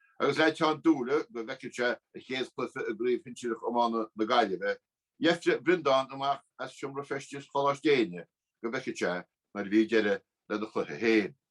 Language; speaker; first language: Irish; native; Irish